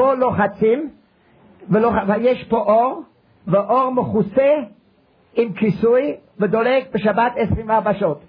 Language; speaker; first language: Hebrew; non-native, fluent; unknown